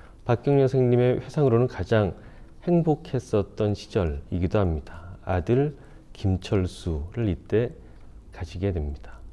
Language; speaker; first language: Korean; native; Korean